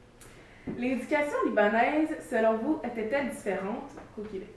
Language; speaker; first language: French; native; French